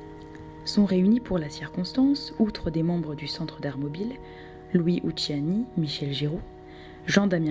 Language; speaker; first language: French; native; French